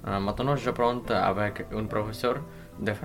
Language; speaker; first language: French; non-native, learner; Ukrainian